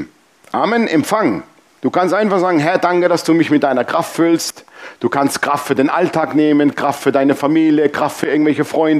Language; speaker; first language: German; native; German